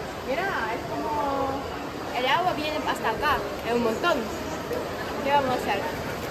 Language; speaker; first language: Spanish; non-native, fluent; Ukrainian